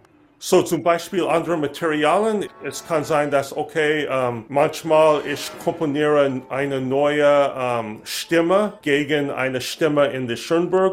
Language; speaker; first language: German; non-native, learner; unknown